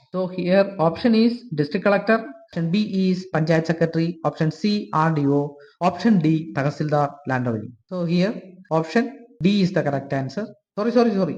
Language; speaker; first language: English; non-native, local second language; Malayalam